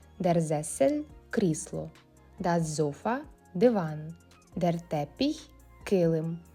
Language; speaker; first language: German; non-native, fluent; Ukrainian